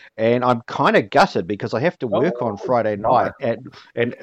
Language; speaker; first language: English; native; English